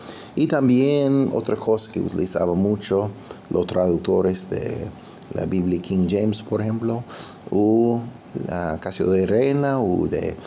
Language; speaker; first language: Spanish; non-native, fluent; English